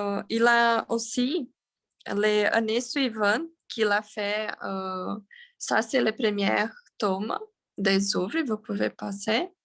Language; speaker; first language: French; non-native, learner; Portuguese